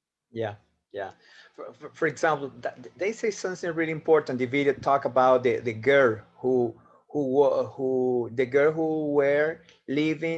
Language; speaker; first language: English; non-native, fluent; Spanish